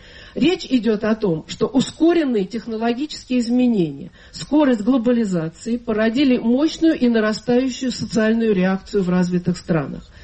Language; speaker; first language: Russian; native; Russian